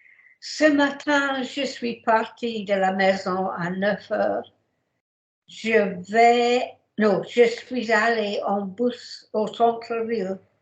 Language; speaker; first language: French; non-native, learner; English